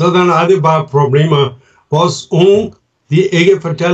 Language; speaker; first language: Danish; non-native, fluent; Urdu